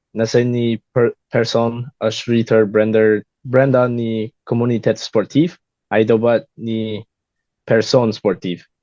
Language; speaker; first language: Albanian; non-native, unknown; English